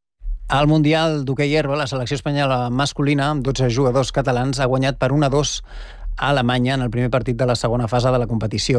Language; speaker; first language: Catalan; native; Catalan